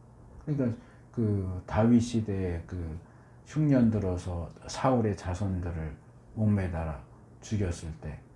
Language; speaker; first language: Korean; native; Korean